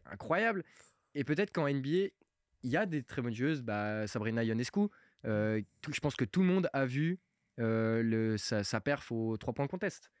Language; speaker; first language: French; early bilingual, other home language; Portuguese